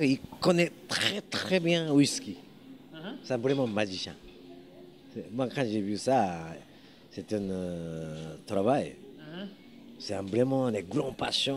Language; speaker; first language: French; non-native, learner; Japanese